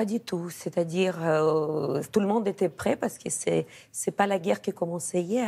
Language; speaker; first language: French; non-native, fluent; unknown